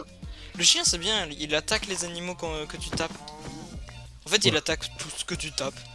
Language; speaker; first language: French; native; French